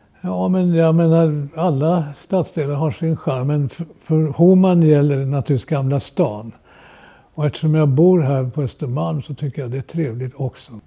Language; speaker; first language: Swedish; native; Swedish